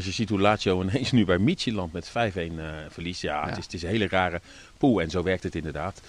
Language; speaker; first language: Dutch; native; Dutch